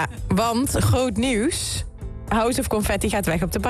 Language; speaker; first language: Dutch; native; Dutch